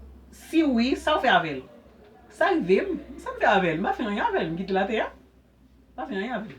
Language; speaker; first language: French; non-native, learner; Haitian Creole